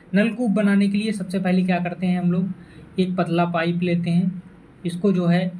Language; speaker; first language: Hindi; native; Hindi